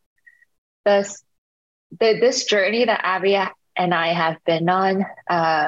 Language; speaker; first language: English; native; English